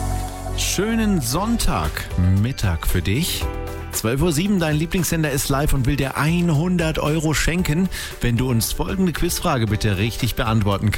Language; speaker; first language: German; native; German